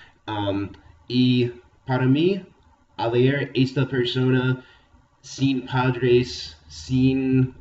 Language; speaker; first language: Spanish; non-native, fluent; English